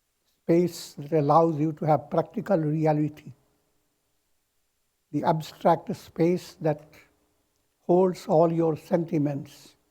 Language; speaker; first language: English; non-native, local second language; Hindi